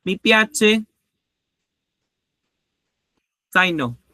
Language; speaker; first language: Italian; non-native, learner; Spanish